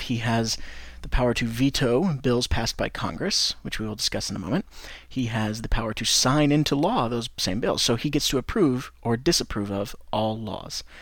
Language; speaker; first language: English; native; English